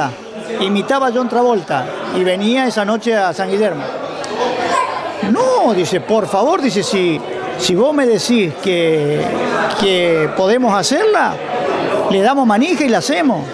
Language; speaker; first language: Spanish; native; Spanish